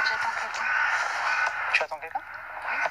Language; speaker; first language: French; native; French